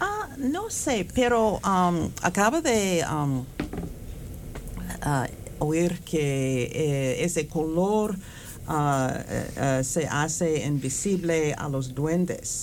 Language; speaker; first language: Spanish; non-native, fluent; English